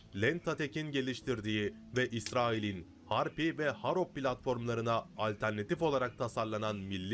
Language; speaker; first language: Turkish; native; Turkish